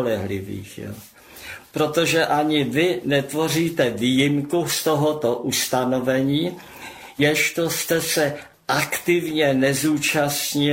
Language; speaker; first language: Czech; non-native, local second language; German